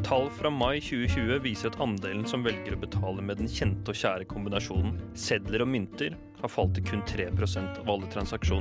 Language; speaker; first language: Norwegian; native; Norwegian